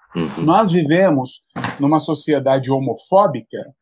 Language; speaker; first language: Portuguese; native; Portuguese